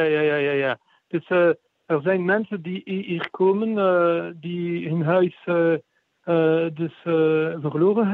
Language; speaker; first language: Dutch; non-native, fluent; French